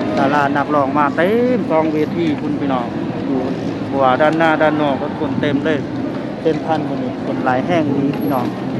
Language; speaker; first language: Thai; native; Thai